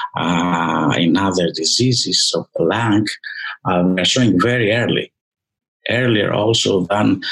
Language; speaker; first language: English; non-native, fluent; Greek